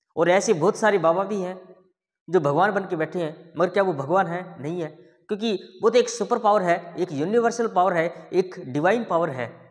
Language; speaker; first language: Hindi; native; Hindi